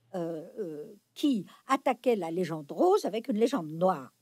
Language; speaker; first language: French; native; French